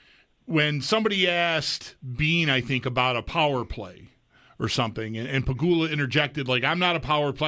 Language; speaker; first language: English; native; English